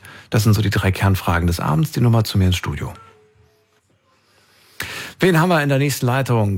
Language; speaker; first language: German; native; German